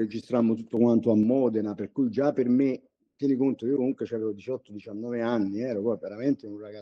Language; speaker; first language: Italian; native; Italian